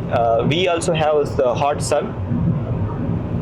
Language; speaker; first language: English; non-native, local second language; Hindi